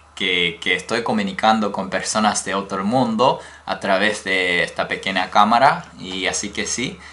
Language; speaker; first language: Spanish; non-native, fluent; Japanese